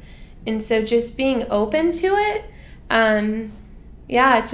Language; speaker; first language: English; native; English